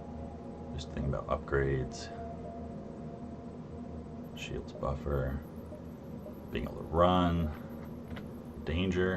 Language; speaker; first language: English; native; English